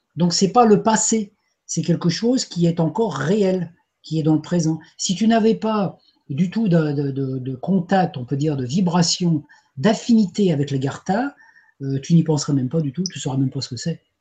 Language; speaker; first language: French; native; French